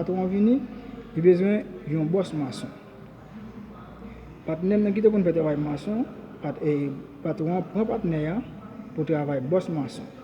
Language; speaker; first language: French; non-native, learner; Haitian Creole